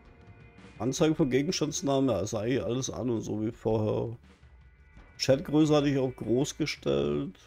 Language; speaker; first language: German; native; German